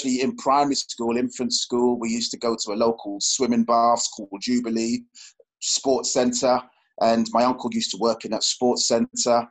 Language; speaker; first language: English; native; English